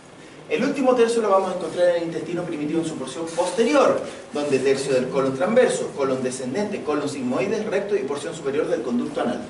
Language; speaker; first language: Spanish; native; Spanish